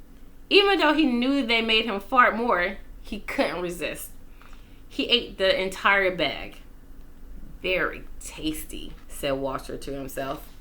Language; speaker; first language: English; native; English